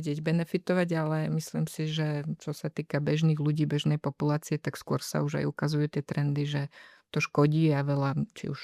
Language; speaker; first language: Slovak; native; Slovak